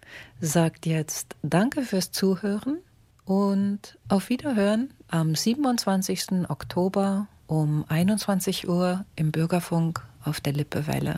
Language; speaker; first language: German; native; German